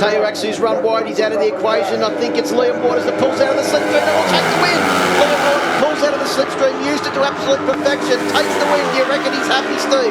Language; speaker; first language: English; native; English